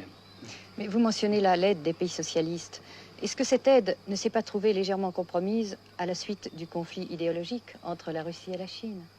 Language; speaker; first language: French; native; French